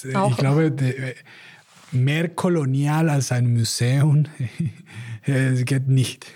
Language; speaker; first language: German; non-native, learner; Spanish